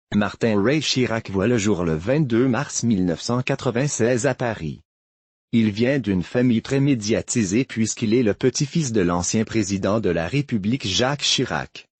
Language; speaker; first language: French; native; French